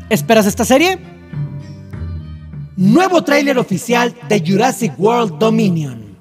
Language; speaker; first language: Spanish; native; Spanish